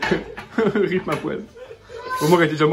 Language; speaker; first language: French; native; French